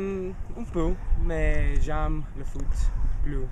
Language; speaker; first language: French; non-native, learner; English